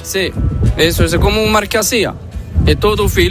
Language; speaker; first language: Spanish; non-native, learner; Arabic